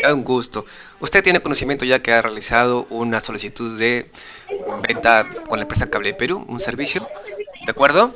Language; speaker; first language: Spanish; native; Spanish